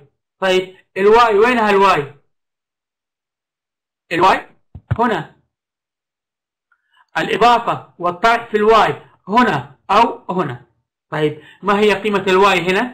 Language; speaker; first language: Arabic; native; Arabic